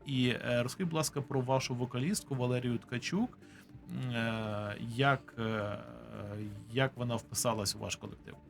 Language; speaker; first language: Ukrainian; native; Ukrainian